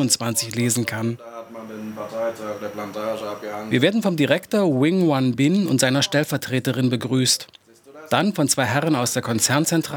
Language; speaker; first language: German; native; German